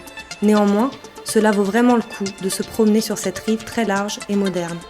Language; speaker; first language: French; native; French